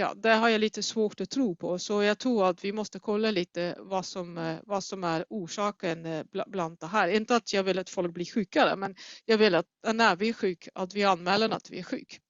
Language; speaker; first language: Swedish; non-native, fluent; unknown